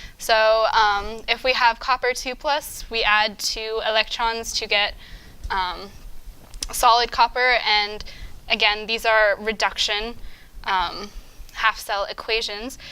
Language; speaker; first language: English; native; English